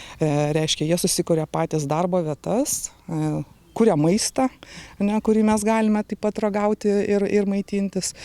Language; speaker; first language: Lithuanian; native; Lithuanian